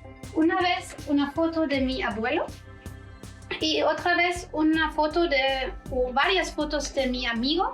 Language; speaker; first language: Spanish; non-native, fluent; German